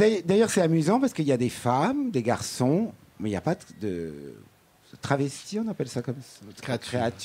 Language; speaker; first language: French; native; French